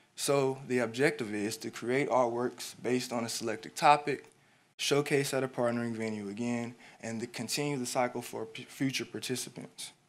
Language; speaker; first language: English; native; English